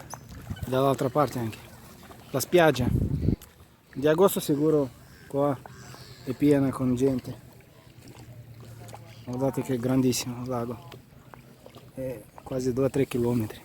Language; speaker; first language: Italian; non-native, fluent; Romanian